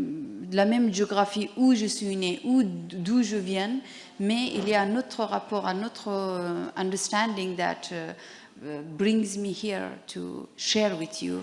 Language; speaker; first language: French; non-native, learner; Persian